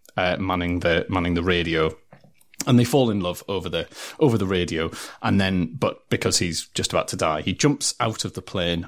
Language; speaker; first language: English; native; English